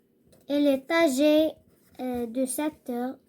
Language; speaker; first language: French; non-native, learner; Arabic